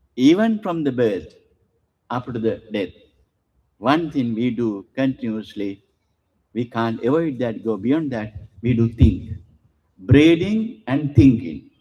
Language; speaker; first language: English; non-native, local second language; Sinhala